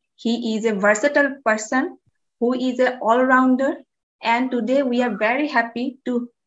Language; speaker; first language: English; non-native, local second language; Assamese